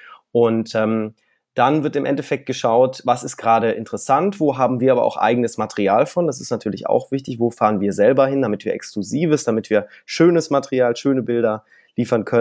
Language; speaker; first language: German; native; German